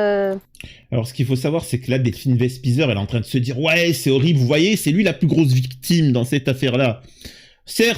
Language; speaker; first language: French; native; French